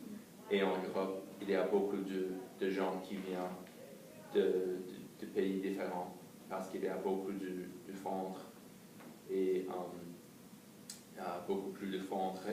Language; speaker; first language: French; non-native, fluent; English